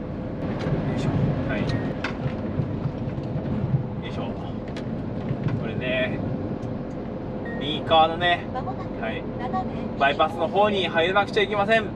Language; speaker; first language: Japanese; native; Japanese